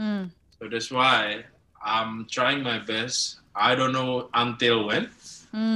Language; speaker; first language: English; non-native, learner; Indonesian